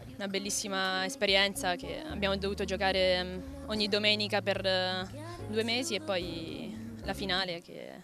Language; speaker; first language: Italian; native; Italian